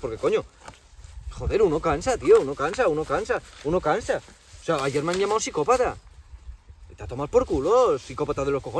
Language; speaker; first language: Spanish; native; Spanish